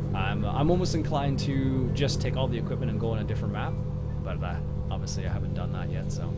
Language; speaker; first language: English; native; English